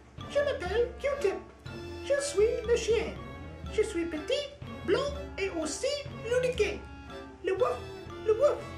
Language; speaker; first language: French; non-native, learner; English